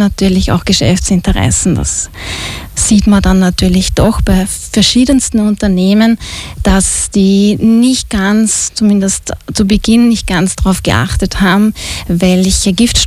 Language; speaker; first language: German; native; German